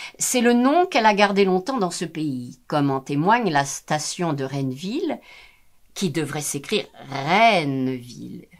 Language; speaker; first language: French; native; French